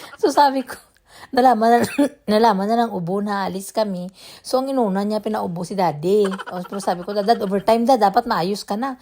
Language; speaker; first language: Filipino; non-native, local second language; Cebuano